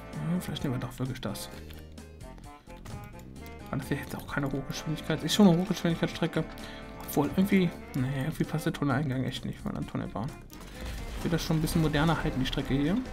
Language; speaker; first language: German; native; German